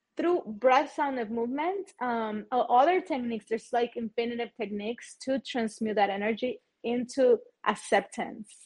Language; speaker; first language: English; non-native, fluent; Spanish